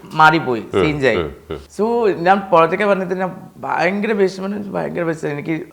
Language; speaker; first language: Malayalam; non-native, fluent; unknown